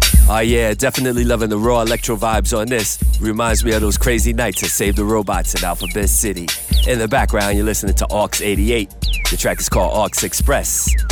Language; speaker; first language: English; native; English